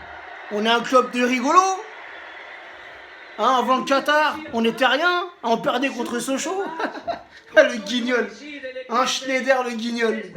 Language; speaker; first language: French; native; French